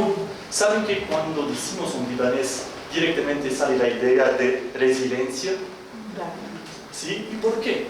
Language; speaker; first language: Spanish; non-native, fluent; Arabic